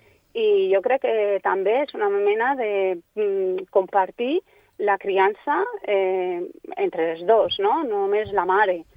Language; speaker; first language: Catalan; non-native, local second language; Spanish